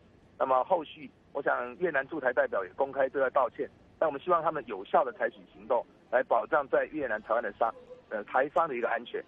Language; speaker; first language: Chinese; native; Chinese